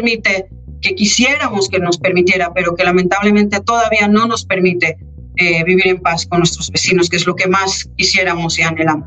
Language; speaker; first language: Spanish; non-native, fluent; Hebrew